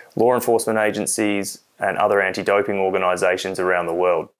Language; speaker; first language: English; native; English